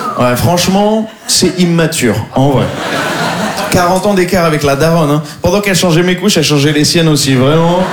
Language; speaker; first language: French; native; French